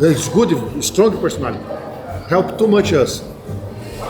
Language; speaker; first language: English; non-native, learner; Portuguese